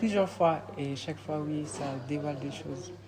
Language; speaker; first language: French; non-native, fluent; English